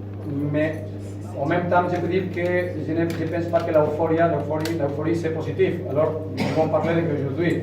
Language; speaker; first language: French; non-native, fluent; Spanish